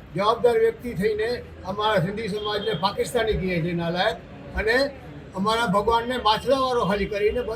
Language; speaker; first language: Gujarati; non-native, local second language; Sindhi